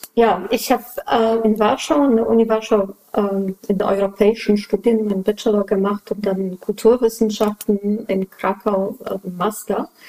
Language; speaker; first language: German; non-native, fluent; Polish